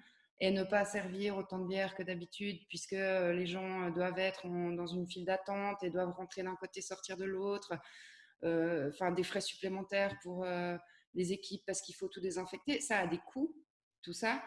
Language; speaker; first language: French; native; French